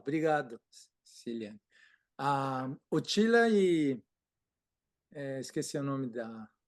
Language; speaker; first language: Portuguese; non-native, fluent; Japanese